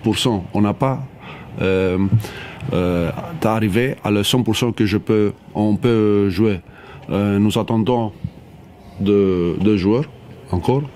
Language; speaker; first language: French; non-native, learner; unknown